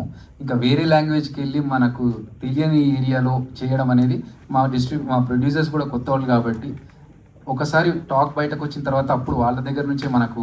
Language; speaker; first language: Telugu; native; Telugu